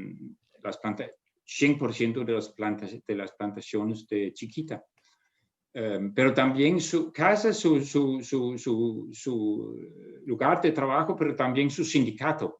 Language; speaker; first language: Spanish; non-native, fluent; Danish